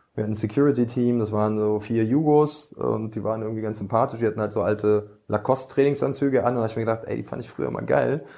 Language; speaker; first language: German; early bilingual, other home language; Bosnian